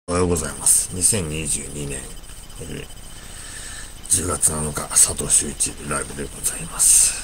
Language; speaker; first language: Japanese; native; Japanese